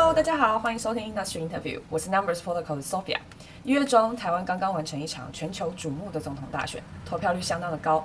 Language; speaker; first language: Chinese; native; Chinese